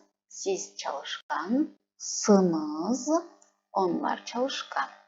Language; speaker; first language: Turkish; non-native, fluent; Kazakh